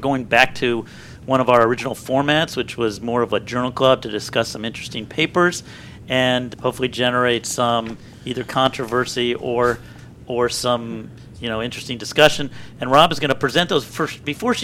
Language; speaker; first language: English; native; English